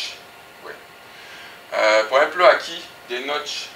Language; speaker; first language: Spanish; non-native, fluent; French